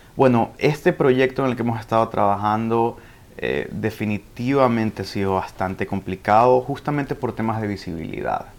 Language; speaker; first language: Spanish; early bilingual, heritage; Spanish